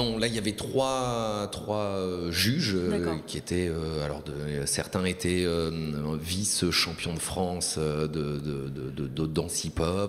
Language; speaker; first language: French; native; French